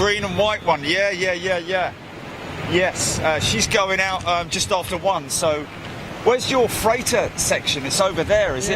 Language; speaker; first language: English; native; English